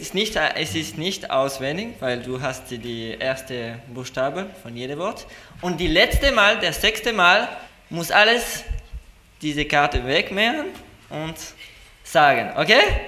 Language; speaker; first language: German; non-native, learner; French